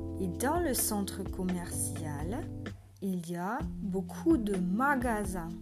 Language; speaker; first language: French; non-native, fluent; German